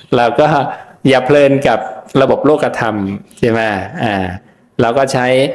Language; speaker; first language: Thai; native; Thai